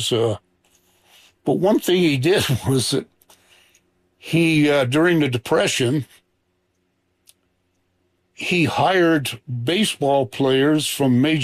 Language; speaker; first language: English; native; English